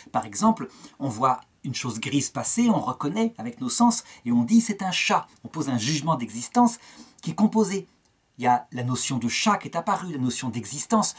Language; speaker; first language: French; native; French